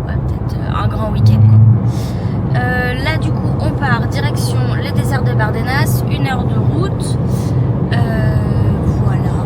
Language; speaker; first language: French; native; French